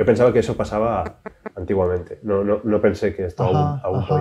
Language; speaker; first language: Spanish; native; Spanish